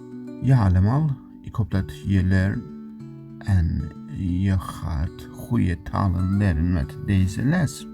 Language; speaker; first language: Dutch; non-native, learner; Kurdish